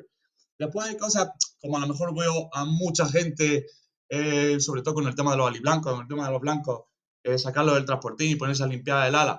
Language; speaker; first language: Spanish; native; Spanish